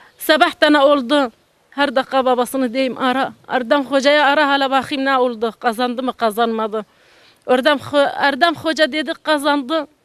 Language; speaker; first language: Turkish; non-native, learner; Arabic